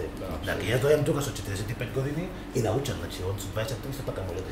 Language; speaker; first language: Macedonian; non-native, learner; Spanish